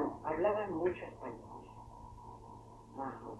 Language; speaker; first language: Spanish; early bilingual, heritage; Spanish